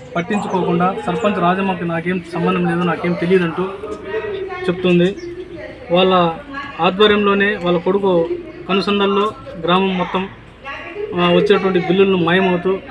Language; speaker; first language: Telugu; native; Telugu